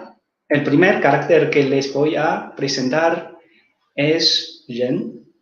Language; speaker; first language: Spanish; non-native, fluent; Chinese